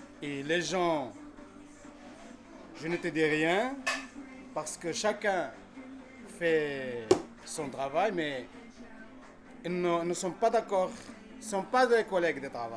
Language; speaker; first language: French; non-native, learner; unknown